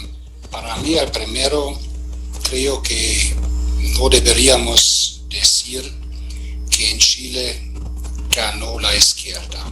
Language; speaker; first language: Spanish; non-native, fluent; German